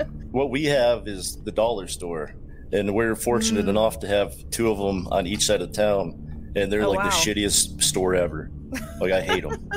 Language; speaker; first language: English; native; English